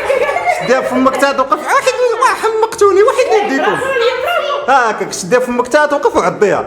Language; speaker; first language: Arabic; native; Arabic